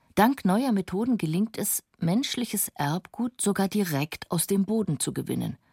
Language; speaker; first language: German; native; German